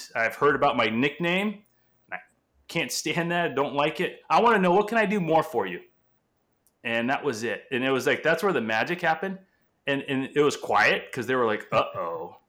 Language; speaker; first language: English; non-native, fluent; Portuguese